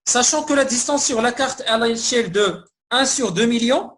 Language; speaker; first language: French; non-native, local second language; Arabic